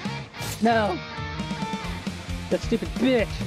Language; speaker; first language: English; native; English